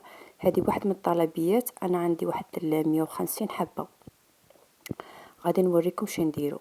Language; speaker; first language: Arabic; native; Arabic